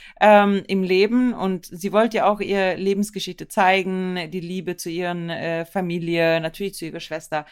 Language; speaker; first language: German; non-native, fluent; Swedish